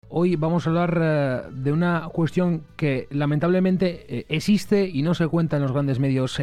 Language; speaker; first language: Spanish; native; Spanish